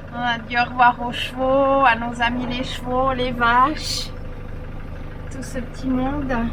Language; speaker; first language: French; native; French